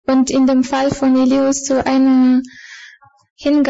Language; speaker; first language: German; non-native, fluent; Bulgarian